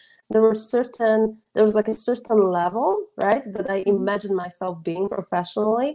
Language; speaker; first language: English; non-native, fluent; Polish